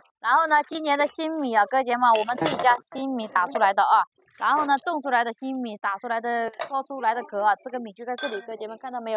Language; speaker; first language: Chinese; native; Chinese